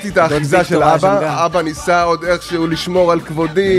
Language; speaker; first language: Hebrew; native; Hebrew